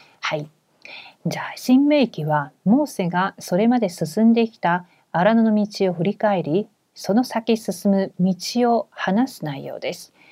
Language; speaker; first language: Japanese; non-native, fluent; Korean